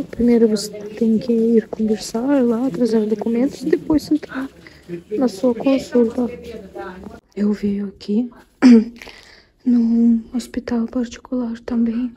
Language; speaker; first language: Portuguese; non-native, fluent; Russian